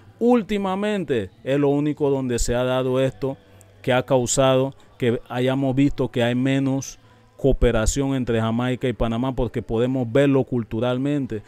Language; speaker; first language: Spanish; non-native, local second language; English